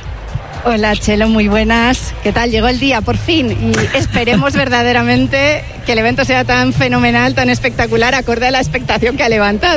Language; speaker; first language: Spanish; native; Spanish